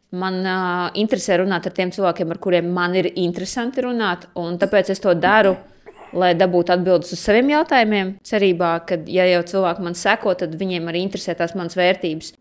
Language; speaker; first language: Latvian; native; Latvian